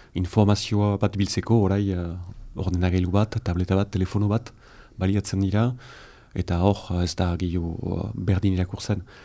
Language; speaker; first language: Basque; native; Basque